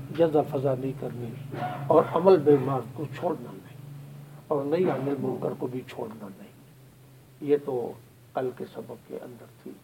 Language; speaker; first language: Urdu; non-native, local second language; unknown